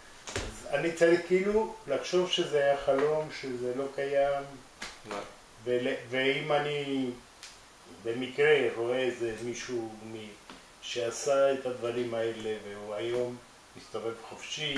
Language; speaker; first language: Hebrew; non-native, fluent; Spanish